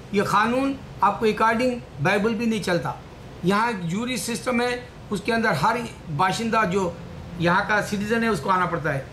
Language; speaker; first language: Urdu; native; Urdu